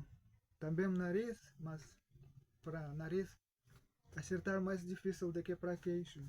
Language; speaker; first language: Portuguese; non-native, fluent; Russian